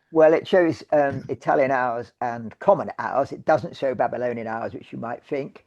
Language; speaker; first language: English; native; English